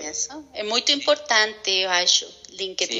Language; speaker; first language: Portuguese; non-native, learner; Spanish